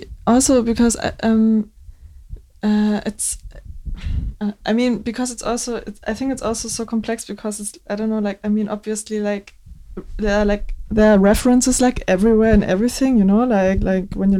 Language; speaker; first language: English; non-native, fluent; German